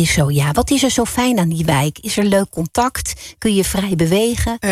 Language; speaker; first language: Dutch; native; Dutch